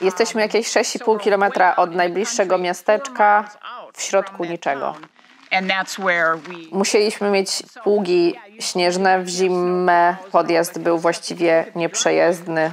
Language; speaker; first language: Polish; native; Polish